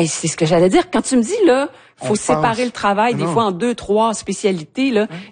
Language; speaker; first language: French; native; French